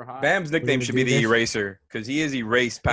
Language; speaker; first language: English; native; English